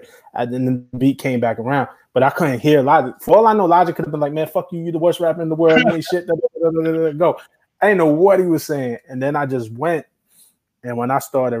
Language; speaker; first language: English; native; English